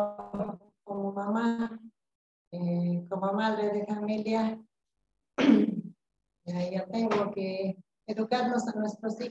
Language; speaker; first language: Spanish; non-native, local second language; Quechua